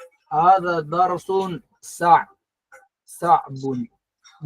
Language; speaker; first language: Arabic; non-native, fluent; Filipino